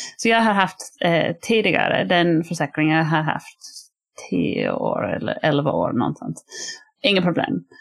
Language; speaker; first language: Swedish; non-native, fluent; English